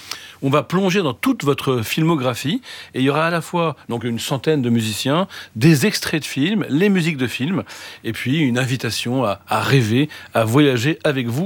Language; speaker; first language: French; native; French